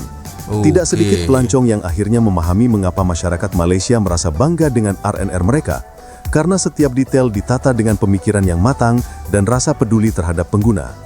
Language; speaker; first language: Indonesian; native; Indonesian